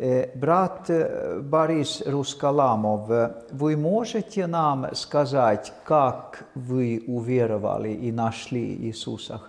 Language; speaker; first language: Russian; non-native, fluent; Swedish